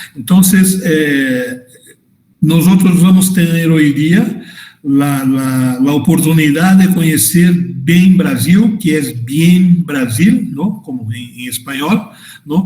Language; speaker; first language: Spanish; non-native, fluent; Portuguese